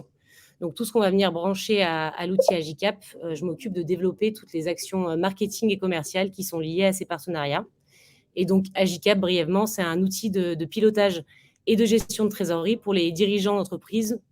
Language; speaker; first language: French; native; French